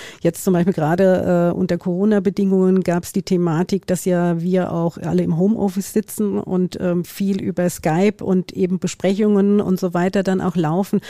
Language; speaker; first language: German; native; German